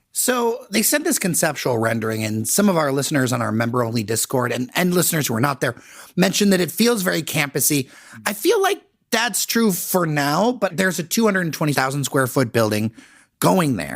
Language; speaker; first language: English; native; English